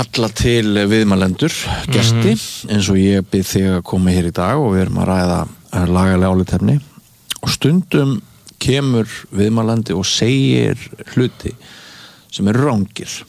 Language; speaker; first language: Icelandic; native; Icelandic